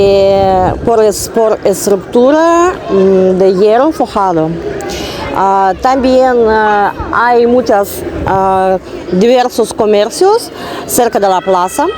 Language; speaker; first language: Spanish; non-native, learner; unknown